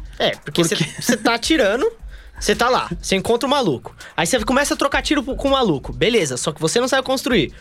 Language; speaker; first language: Portuguese; native; Portuguese